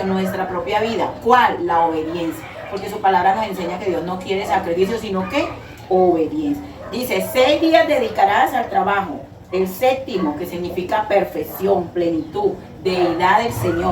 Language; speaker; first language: Spanish; native; Spanish